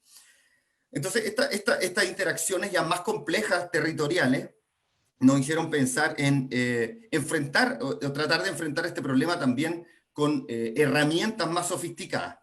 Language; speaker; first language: Spanish; native; Spanish